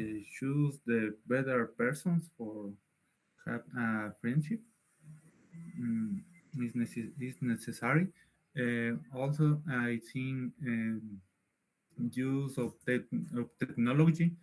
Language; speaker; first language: English; non-native, learner; Spanish